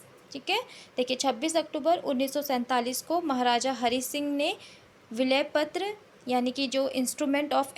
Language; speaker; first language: Hindi; native; Hindi